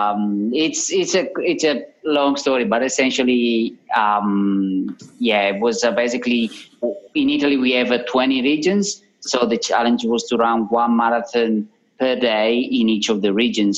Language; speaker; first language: English; non-native, fluent; Italian